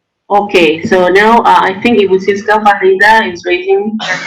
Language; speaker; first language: English; non-native, fluent; Indonesian